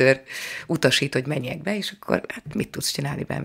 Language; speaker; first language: Hungarian; native; Hungarian